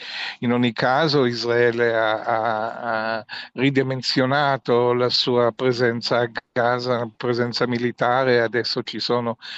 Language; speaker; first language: Italian; non-native, fluent; Hebrew